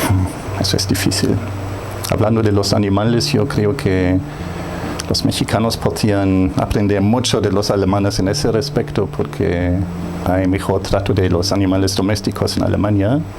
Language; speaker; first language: Spanish; non-native, fluent; German